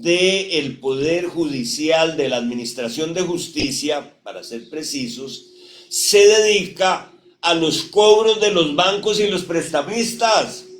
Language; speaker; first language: Spanish; native; Spanish